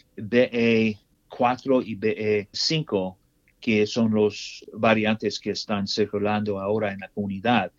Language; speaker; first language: Spanish; non-native, learner; English